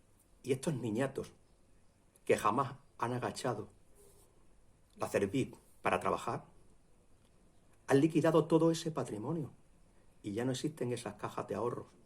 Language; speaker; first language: Spanish; native; Spanish